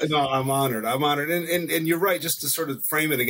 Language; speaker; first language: English; native; English